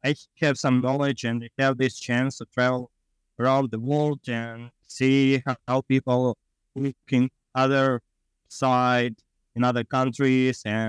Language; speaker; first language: English; non-native, learner; Ukrainian